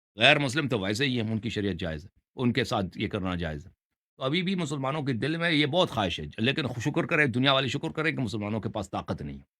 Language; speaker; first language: Urdu; non-native, fluent; Persian